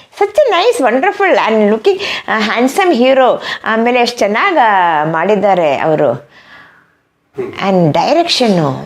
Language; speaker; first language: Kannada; non-native, fluent; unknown